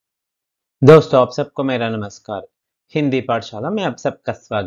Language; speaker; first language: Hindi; non-native, local second language; Kannada